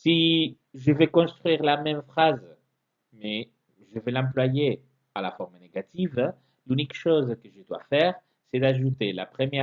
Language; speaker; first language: French; non-native, fluent; Spanish